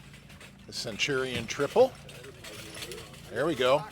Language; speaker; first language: English; native; English